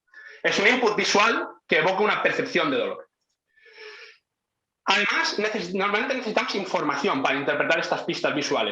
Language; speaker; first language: Spanish; native; Spanish